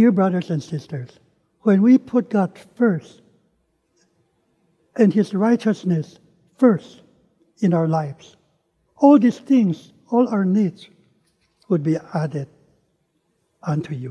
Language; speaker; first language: English; non-native, local second language; Min Nan Chinese